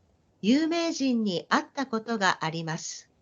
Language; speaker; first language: Japanese; non-native, learner; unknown